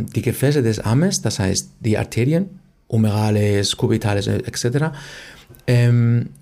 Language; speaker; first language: German; non-native, fluent; Spanish